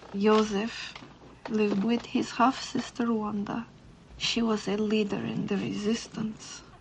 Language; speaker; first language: English; native; English